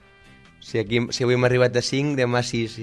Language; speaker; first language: Catalan; native; Catalan